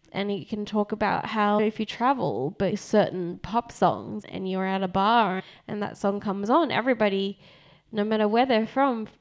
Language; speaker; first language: English; early bilingual, other home language; Japanese